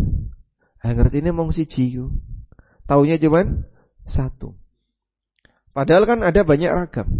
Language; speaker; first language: Indonesian; native; Indonesian